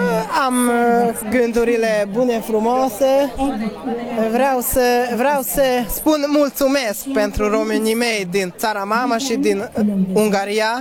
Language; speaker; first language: Romanian; non-native, learner; Hungarian